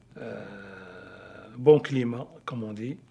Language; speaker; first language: French; non-native, local second language; Arabic